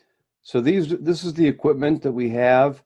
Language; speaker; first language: English; non-native, fluent; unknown